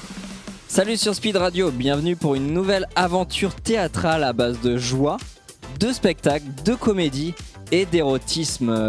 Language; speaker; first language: French; native; French